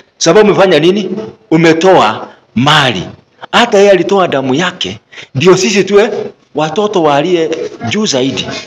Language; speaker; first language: Swahili; non-native, local second language; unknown